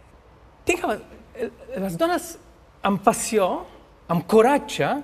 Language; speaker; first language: Catalan; non-native, learner; Polish